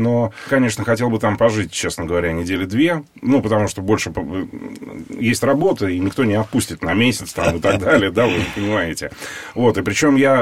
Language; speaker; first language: Russian; native; Russian